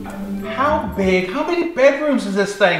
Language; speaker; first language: English; native; English